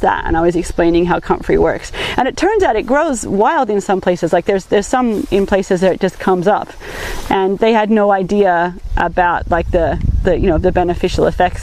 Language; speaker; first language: English; native; English